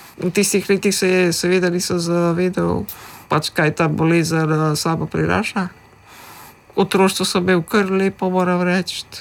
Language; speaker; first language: Slovenian; early bilingual, other home language; Macedonian